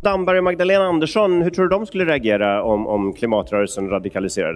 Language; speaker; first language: Swedish; native; Swedish